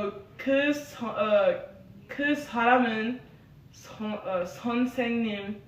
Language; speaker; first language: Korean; non-native, learner; English